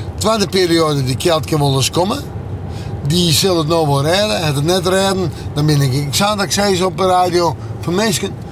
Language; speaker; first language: Dutch; non-native, local second language; Western Frisian